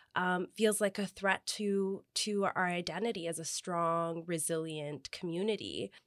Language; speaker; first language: English; native; English